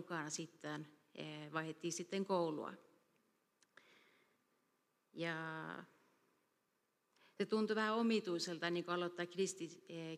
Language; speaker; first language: Finnish; early bilingual, heritage; Finnish